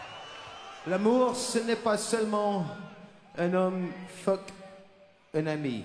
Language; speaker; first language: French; non-native, fluent; English